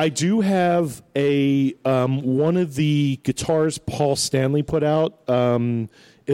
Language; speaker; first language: English; native; English